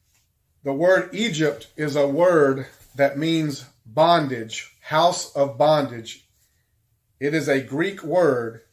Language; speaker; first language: English; native; English